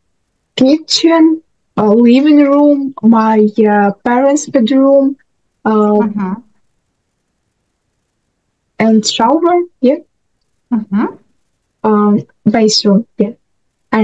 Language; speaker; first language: English; non-native, learner; Russian